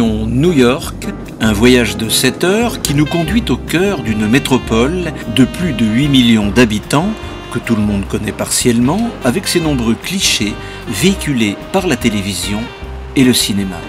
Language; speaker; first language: French; non-native, fluent; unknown